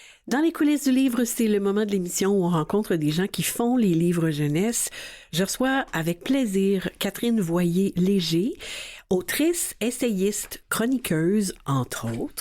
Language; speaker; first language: French; native; French